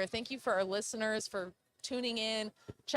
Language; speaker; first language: English; native; English